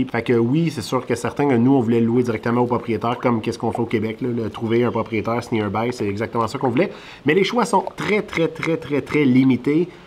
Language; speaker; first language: French; native; French